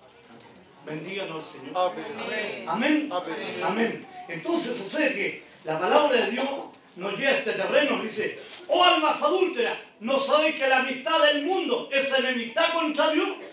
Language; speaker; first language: Spanish; native; Spanish